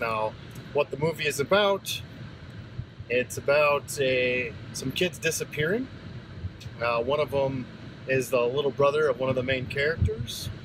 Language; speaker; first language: English; native; English